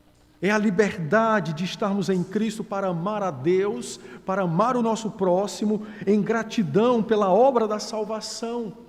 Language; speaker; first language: Portuguese; native; Portuguese